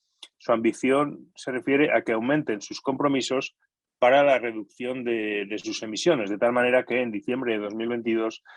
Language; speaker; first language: Spanish; native; Spanish